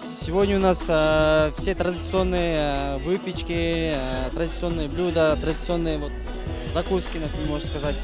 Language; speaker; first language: Russian; non-native, local second language; Kyrgyz